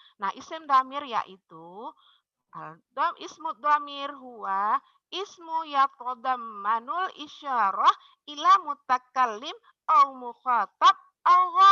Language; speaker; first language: Arabic; non-native, fluent; Indonesian